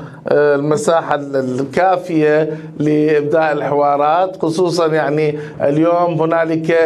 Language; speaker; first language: Arabic; native; Arabic